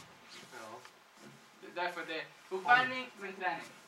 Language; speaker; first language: Swedish; non-native, fluent; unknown